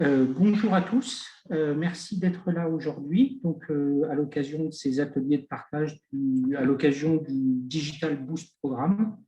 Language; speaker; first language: French; native; French